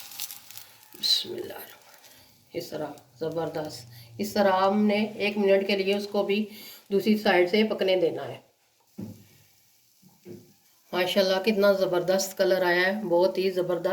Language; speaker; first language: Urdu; non-native, local second language; Punjabi